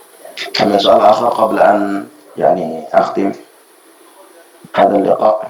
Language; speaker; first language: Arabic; non-native, fluent; Indonesian